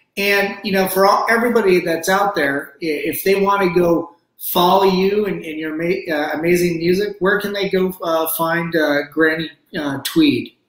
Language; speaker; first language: English; native; English